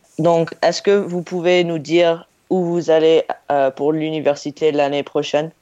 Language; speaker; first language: French; non-native, learner; English